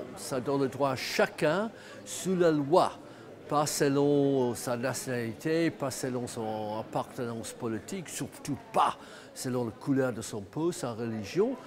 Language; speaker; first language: French; non-native, fluent; English